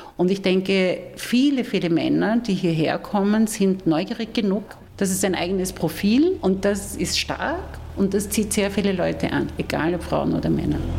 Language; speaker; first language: German; native; German